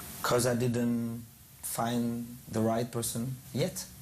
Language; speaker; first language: English; non-native, learner; French